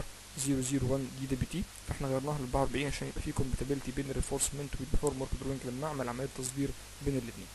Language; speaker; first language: Arabic; native; Arabic